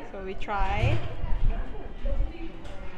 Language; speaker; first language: English; non-native, learner; Korean